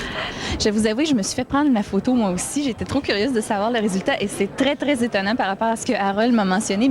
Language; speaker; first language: French; native; French